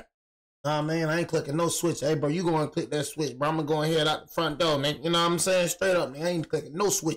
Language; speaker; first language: English; native; English